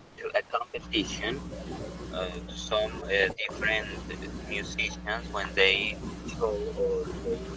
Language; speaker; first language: English; non-native, learner; Spanish